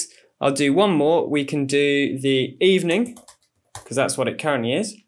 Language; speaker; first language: English; native; English